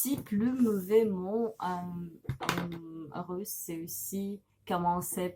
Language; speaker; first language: French; non-native, learner; Russian